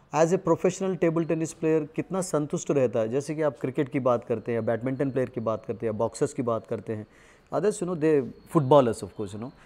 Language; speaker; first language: Hindi; non-native, local second language; Telugu